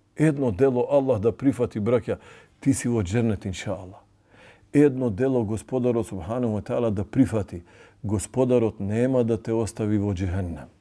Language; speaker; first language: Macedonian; non-native, local second language; Albanian